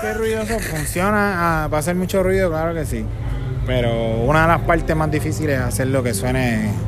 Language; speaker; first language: Spanish; native; Spanish